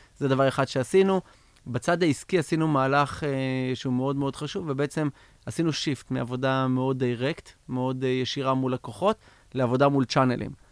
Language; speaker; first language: Hebrew; native; Hebrew